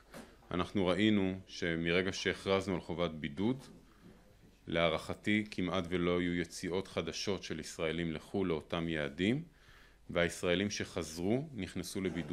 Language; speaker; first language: Hebrew; native; Hebrew